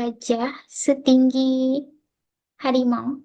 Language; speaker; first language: Indonesian; non-native, learner; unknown